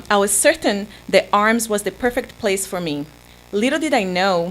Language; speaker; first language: English; non-native, fluent; Portuguese